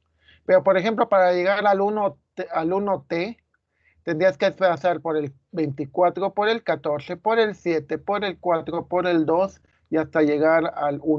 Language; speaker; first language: Spanish; native; Spanish